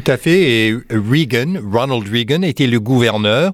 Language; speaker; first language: French; non-native, fluent; English